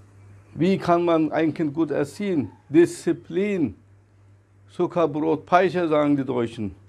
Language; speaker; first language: German; non-native, fluent; Turkish